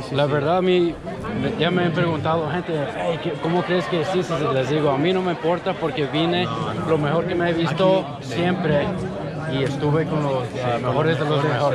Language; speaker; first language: Spanish; early bilingual, heritage; Spanish